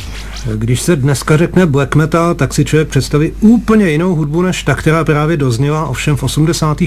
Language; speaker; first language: Czech; native; Czech